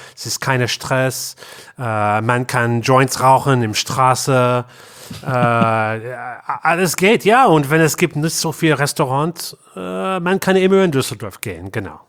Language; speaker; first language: German; non-native, learner; English